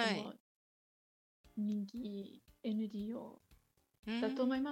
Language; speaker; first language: Japanese; non-native, learner; English